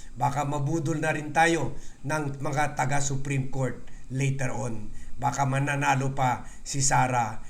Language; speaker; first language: Filipino; native; Filipino